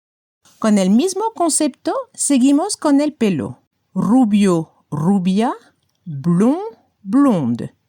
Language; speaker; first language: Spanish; non-native, fluent; French